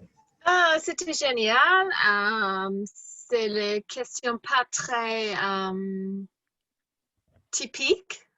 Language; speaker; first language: French; non-native, learner; English